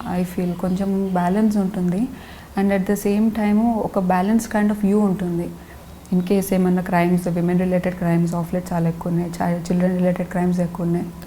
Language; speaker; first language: Telugu; non-native, local second language; Lambadi